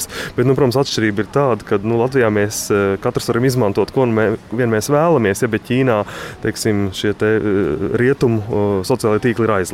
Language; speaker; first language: Latvian; native; Latvian